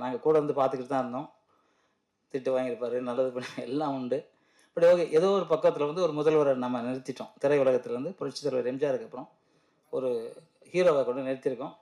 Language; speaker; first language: Tamil; native; Tamil